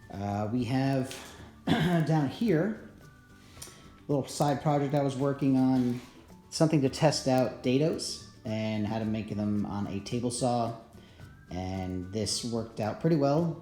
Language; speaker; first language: English; native; English